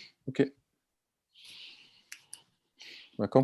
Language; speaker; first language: French; native; French